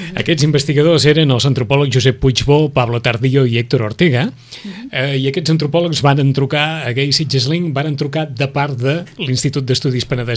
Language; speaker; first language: Catalan; native; Catalan